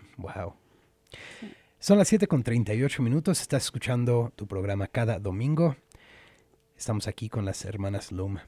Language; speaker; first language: Spanish; early bilingual, other home language; English